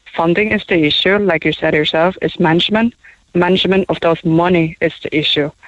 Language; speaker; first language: English; non-native, fluent; Chinese